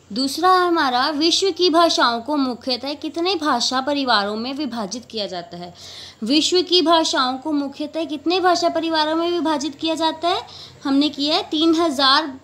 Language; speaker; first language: Hindi; native; Hindi